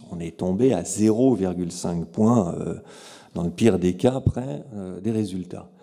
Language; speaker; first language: French; native; French